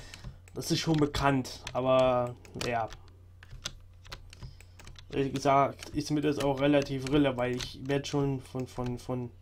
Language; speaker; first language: German; native; German